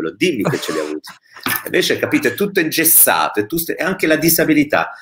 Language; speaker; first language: Italian; native; Italian